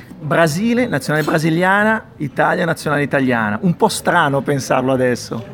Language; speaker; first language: Italian; native; Italian